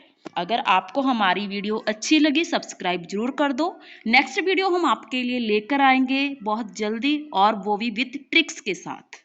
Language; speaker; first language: Hindi; non-native, local second language; Punjabi